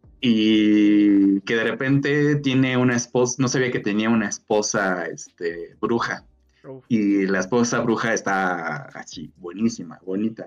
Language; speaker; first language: Spanish; native; Spanish